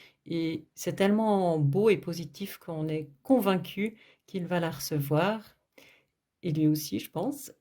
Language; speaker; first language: French; native; French